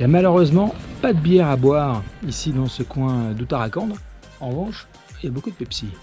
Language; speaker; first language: French; native; French